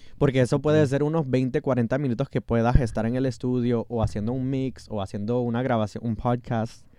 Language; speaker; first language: Spanish; early bilingual, heritage; Spanish